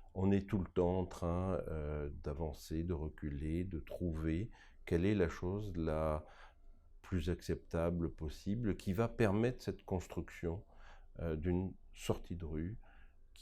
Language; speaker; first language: French; native; French